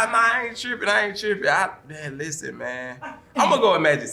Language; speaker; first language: English; native; English